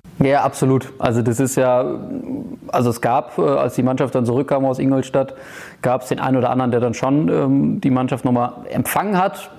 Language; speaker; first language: German; early bilingual, heritage; German